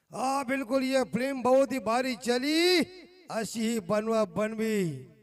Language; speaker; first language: Hindi; non-native, local second language; Marathi